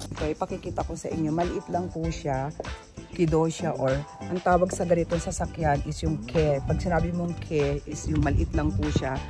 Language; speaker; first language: Filipino; native; Filipino